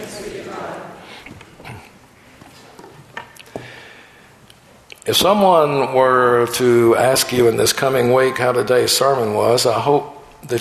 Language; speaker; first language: English; native; English